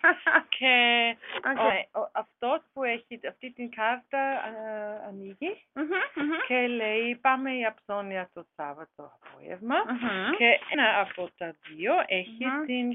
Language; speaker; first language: Greek; non-native, learner; German